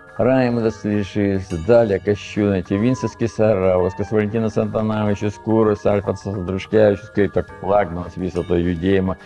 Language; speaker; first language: Lithuanian; non-native, fluent; Russian